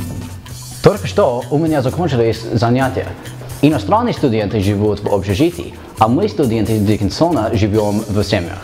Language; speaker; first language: Russian; non-native, learner; English